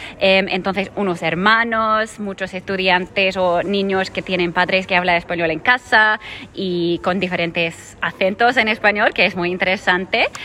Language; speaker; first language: Spanish; non-native, fluent; German